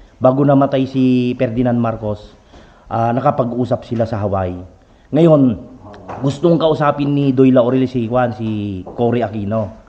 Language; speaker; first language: Filipino; native; Filipino